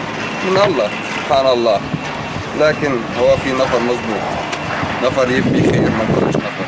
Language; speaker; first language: Arabic; non-native, learner; Bangla